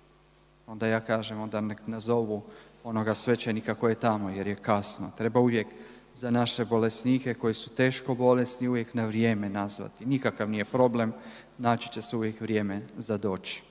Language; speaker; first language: Croatian; native; Croatian